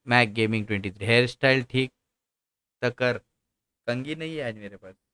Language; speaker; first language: Hindi; non-native, local second language; Marathi